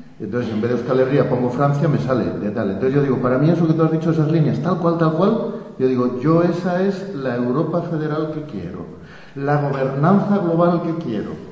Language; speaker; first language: Spanish; native; Spanish